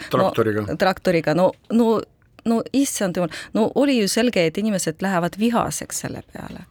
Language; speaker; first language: Estonian; non-native, local second language; Russian